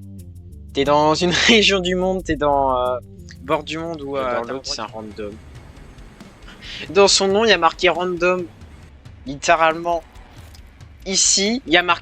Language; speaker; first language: French; native; French